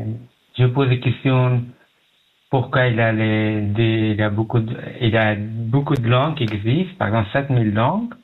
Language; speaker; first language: French; non-native, learner; Pashto